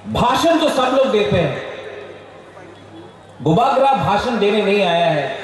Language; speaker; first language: Hindi; non-native, local second language; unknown